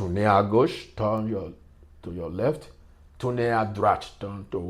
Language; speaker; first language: French; non-native, learner; English